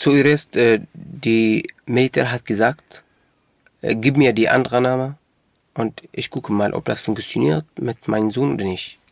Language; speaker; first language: German; non-native, local second language; Arabic